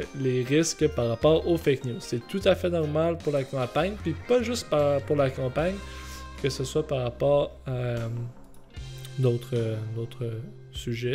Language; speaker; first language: French; native; French